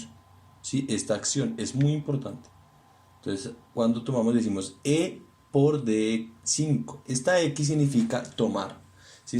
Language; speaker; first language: Spanish; native; Spanish